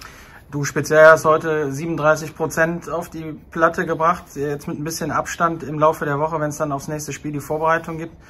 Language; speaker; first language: German; native; German